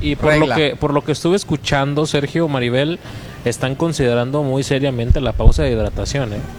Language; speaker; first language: Spanish; native; Spanish